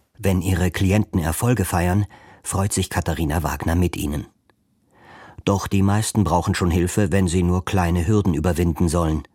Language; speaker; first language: German; native; German